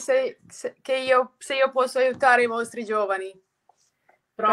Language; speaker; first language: Italian; non-native, fluent; Croatian